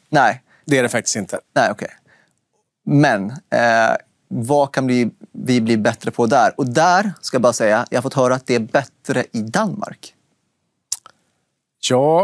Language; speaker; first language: Swedish; native; Swedish